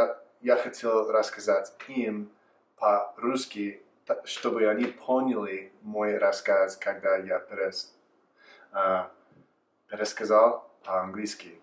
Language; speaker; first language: Russian; non-native, fluent; English